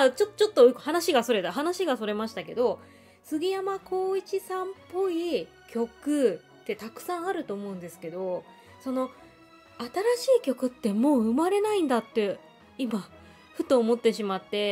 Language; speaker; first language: Japanese; native; Japanese